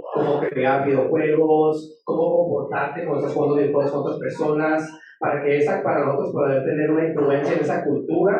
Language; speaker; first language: Spanish; native; Spanish